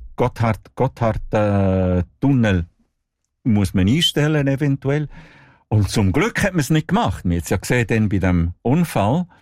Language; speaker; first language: German; non-native, local second language; Italian